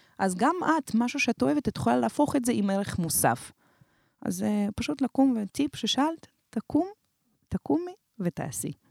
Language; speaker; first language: Hebrew; non-native, fluent; Russian